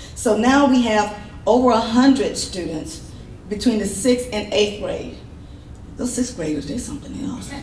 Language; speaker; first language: English; native; English